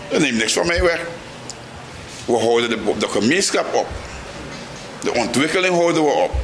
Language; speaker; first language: Dutch; non-native, local second language; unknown